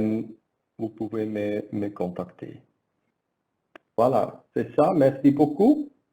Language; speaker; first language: French; non-native, learner; German